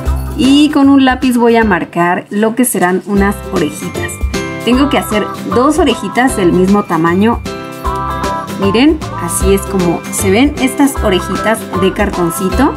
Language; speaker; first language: Spanish; native; Spanish